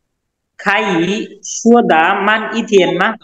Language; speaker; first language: Chinese; non-native, learner; Bangla